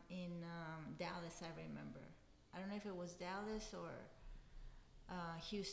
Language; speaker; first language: English; non-native, fluent; Spanish